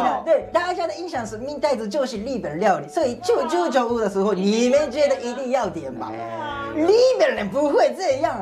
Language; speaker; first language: Chinese; non-native, fluent; Japanese